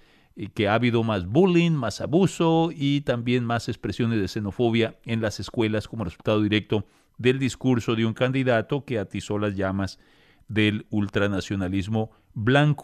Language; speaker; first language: Spanish; native; Spanish